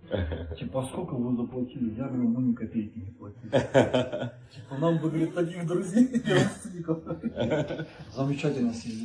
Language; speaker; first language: Russian; native; Russian